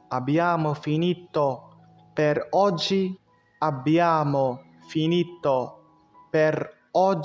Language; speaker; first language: Italian; non-native, fluent; Arabic